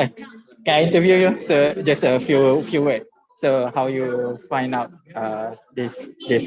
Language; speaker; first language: English; non-native, local second language; Malay